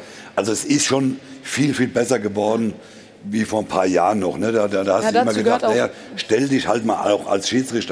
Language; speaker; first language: German; native; German